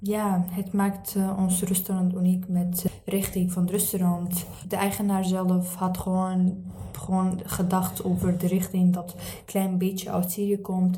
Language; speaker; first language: Dutch; early bilingual, other home language; Arabic